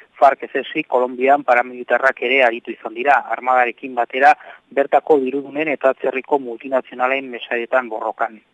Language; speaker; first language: Basque; native; Basque